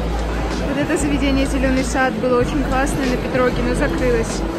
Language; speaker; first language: Russian; native; Russian